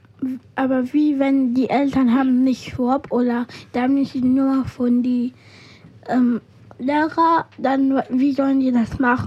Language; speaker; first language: German; early bilingual, other home language; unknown